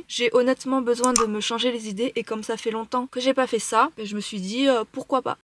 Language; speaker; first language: French; native; French